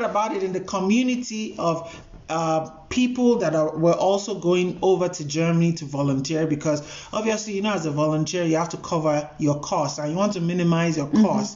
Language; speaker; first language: English; non-native, local second language; Yoruba